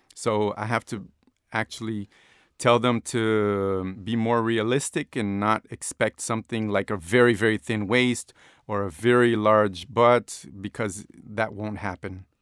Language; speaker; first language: English; non-native, fluent; Portuguese